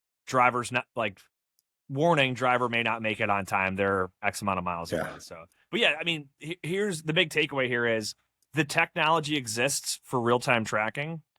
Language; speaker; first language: English; native; English